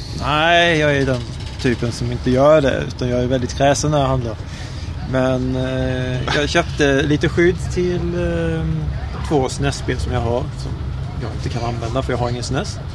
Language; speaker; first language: Swedish; native; Swedish